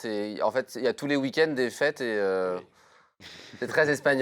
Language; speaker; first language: French; native; French